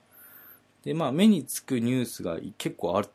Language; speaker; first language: Japanese; native; Japanese